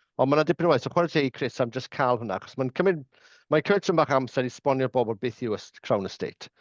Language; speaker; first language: Welsh; native; Welsh